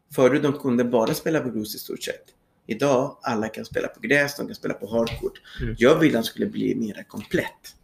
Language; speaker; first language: Swedish; non-native, fluent; Spanish